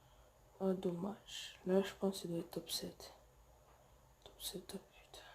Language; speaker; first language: French; native; French